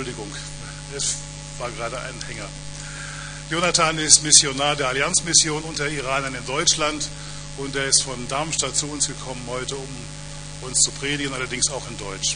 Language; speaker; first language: German; native; German